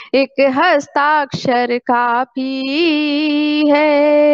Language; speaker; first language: Hindi; native; Hindi